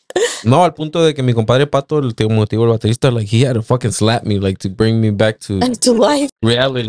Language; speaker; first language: English; early bilingual, other home language; Spanish